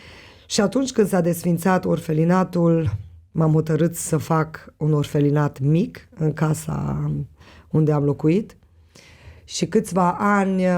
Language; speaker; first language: Romanian; non-native, local second language; Hungarian